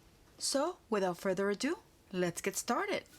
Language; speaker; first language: English; native; English